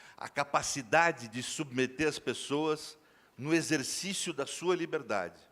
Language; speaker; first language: Portuguese; native; Portuguese